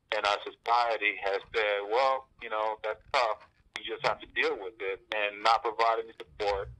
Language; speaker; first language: English; native; English